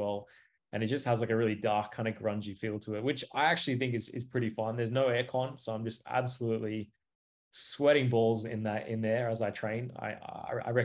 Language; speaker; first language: English; native; English